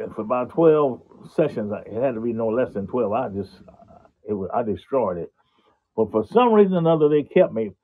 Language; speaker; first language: English; native; English